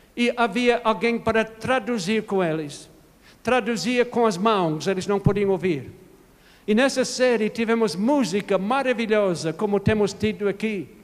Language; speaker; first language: Portuguese; non-native, fluent; English